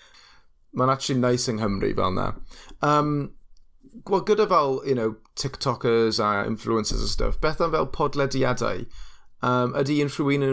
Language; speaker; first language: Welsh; non-native, fluent; English